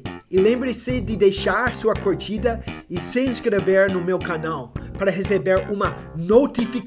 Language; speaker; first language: Portuguese; non-native, fluent; English